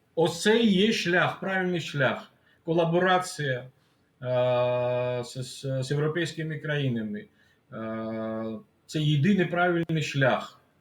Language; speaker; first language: Ukrainian; non-native, fluent; Georgian